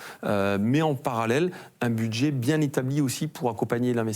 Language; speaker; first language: French; native; French